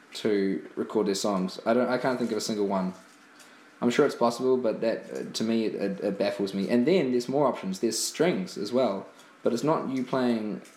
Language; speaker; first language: English; native; English